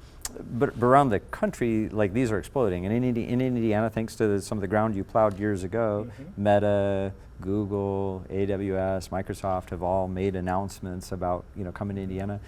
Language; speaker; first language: English; native; English